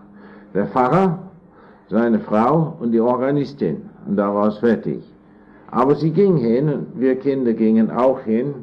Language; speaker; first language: German; non-native, fluent; English